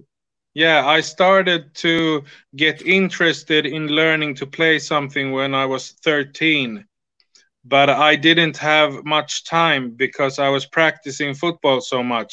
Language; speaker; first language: English; non-native, fluent; Swedish